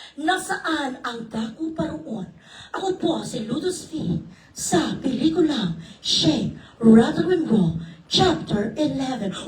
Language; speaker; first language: Filipino; non-native, local second language; Hiligaynon